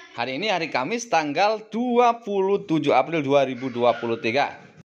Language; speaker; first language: Indonesian; native; Indonesian